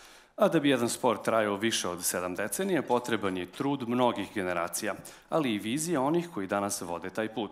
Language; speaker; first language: Serbian; native; Serbian